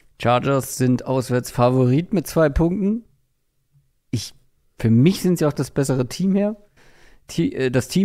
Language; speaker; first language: German; native; German